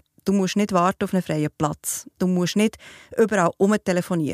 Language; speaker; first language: German; native; German